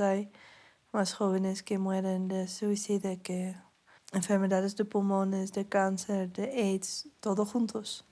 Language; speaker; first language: Spanish; non-native, learner; Dutch